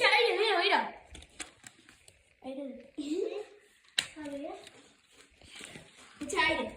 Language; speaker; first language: Spanish; native; Spanish